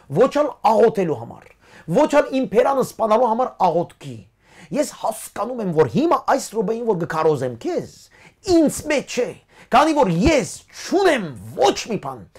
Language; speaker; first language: Armenian; early bilingual, heritage; Armenian